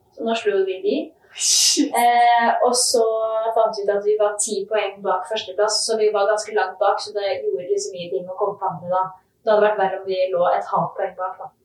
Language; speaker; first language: Norwegian; native; Norwegian